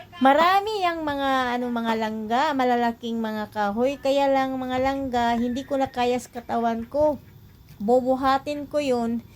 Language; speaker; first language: Filipino; non-native, local second language; Cebuano